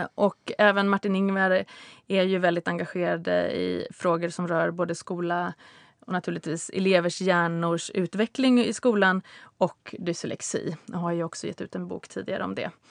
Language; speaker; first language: Swedish; native; Swedish